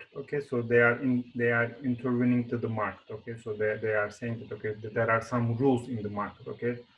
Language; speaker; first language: English; non-native, fluent; Turkish